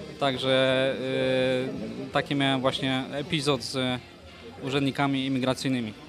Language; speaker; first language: Polish; native; Polish